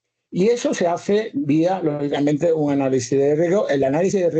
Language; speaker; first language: Spanish; native; Spanish